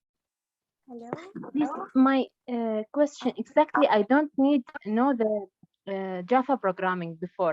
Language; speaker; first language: English; non-native, learner; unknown